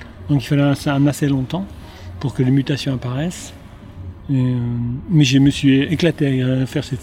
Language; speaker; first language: French; native; French